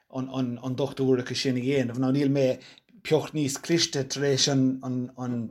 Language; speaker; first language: Irish; non-native, local second language; English